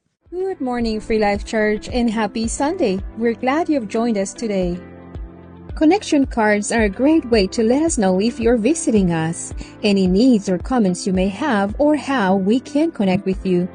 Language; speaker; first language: English; native; English